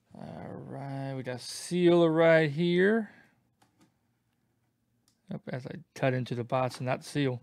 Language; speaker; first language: English; native; English